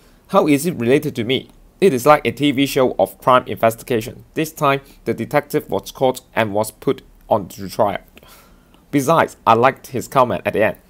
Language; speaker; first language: English; non-native, local second language; Cantonese